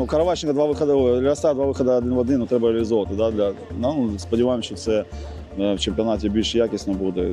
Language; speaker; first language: Ukrainian; native; Ukrainian